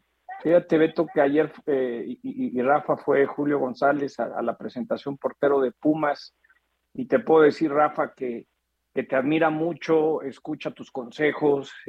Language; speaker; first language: Spanish; native; Spanish